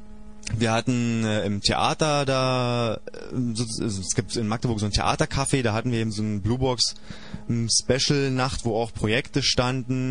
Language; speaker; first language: German; native; German